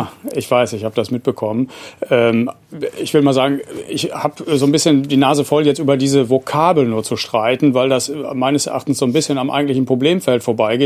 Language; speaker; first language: German; native; German